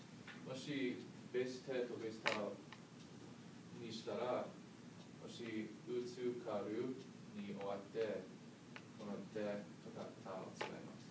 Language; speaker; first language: Japanese; non-native, learner; English